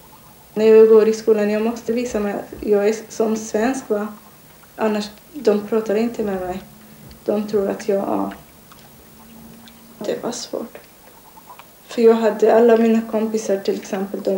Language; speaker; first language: Swedish; non-native, learner; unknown